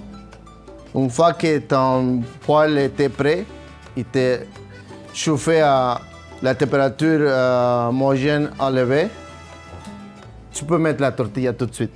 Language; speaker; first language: French; non-native, learner; Spanish